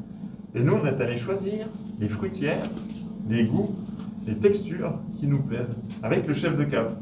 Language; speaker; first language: French; native; French